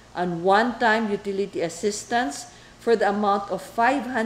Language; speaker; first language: English; non-native, local second language; Chavacano